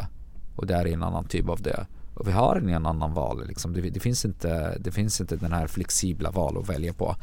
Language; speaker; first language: Swedish; non-native, fluent; Arabic